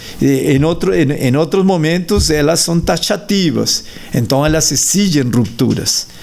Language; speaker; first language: Portuguese; non-native, fluent; Spanish